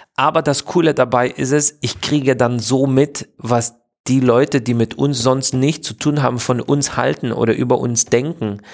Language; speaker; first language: German; non-native, fluent; Polish